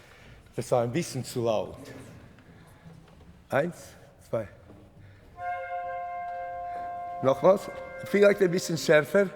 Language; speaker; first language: German; non-native, fluent; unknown